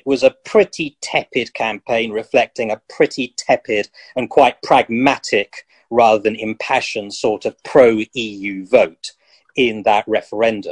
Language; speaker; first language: English; native; English